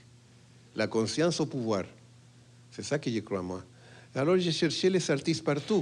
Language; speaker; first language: French; non-native, fluent; Spanish